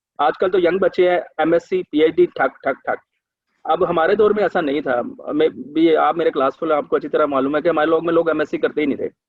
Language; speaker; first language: Urdu; non-native, local second language; Punjabi